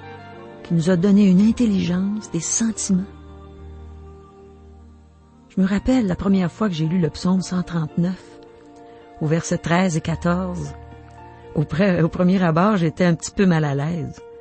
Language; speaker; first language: French; native; French